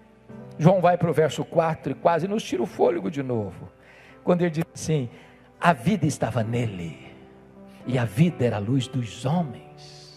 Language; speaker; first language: Portuguese; native; Portuguese